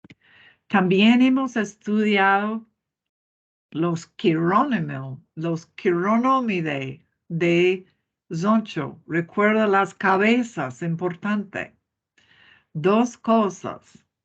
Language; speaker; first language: Spanish; non-native, fluent; English